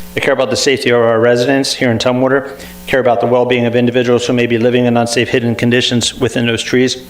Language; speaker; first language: English; native; English